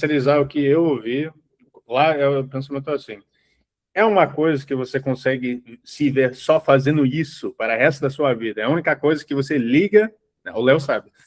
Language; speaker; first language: Portuguese; early bilingual, heritage; English